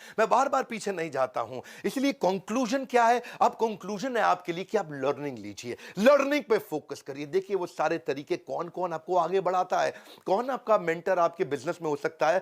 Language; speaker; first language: Hindi; native; Hindi